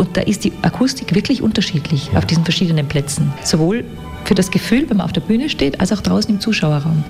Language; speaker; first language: German; native; German